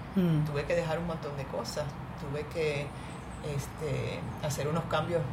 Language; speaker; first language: Spanish; native; Spanish